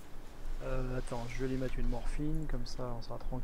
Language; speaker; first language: French; native; French